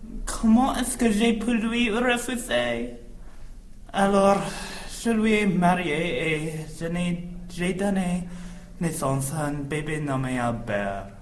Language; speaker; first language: French; non-native, learner; English